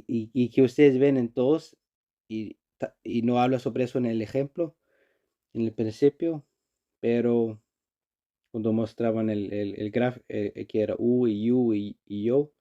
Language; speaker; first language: Spanish; non-native, learner; Icelandic